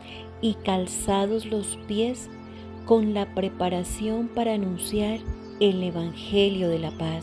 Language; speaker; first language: Spanish; native; Spanish